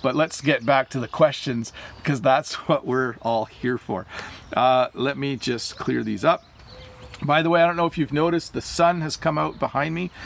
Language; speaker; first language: English; native; English